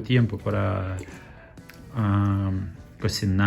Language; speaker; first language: Spanish; non-native, learner; Russian